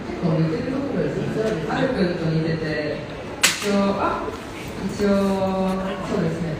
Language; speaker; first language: Japanese; early bilingual, heritage; Japanese